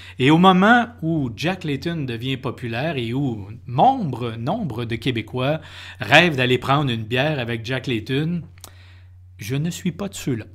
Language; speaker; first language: French; native; French